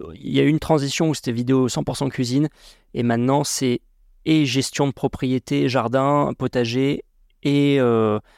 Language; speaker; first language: French; native; French